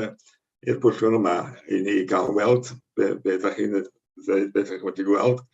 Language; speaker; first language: Welsh; native; Welsh